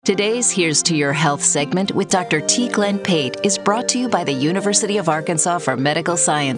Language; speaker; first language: English; native; English